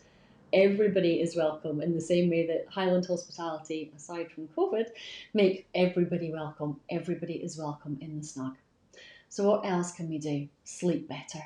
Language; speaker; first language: English; native; English